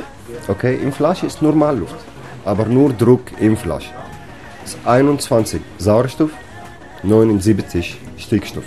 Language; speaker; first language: German; non-native, learner; Arabic